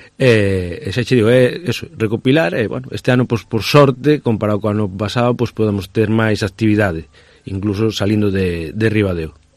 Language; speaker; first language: Galician; non-native, local second language; Spanish